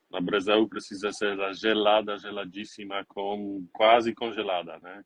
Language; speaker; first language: Portuguese; non-native, learner; Polish